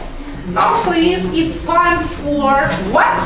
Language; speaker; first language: English; non-native, fluent; Azerbaijani